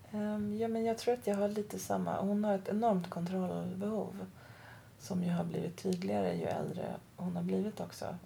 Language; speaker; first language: Swedish; early bilingual, other home language; Persian